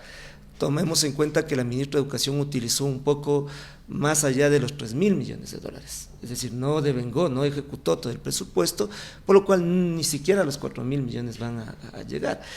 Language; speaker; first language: Spanish; native; Spanish